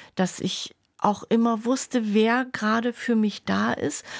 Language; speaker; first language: German; native; German